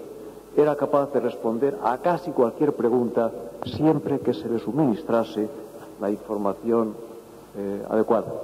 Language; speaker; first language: Spanish; native; Spanish